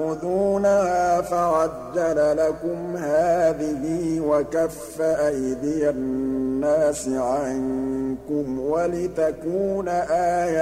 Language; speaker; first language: Arabic; native; Arabic